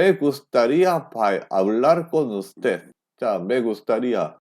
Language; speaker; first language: Spanish; non-native, fluent; Korean